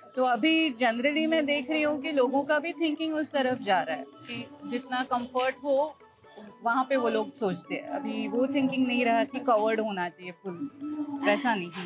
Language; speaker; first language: Hindi; non-native, local second language; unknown